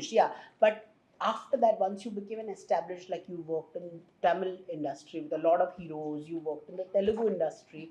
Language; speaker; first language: English; non-native, local second language; Hindi